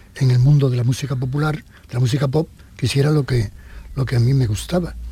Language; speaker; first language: Spanish; native; Spanish